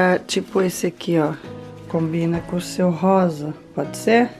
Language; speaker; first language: Portuguese; native; Portuguese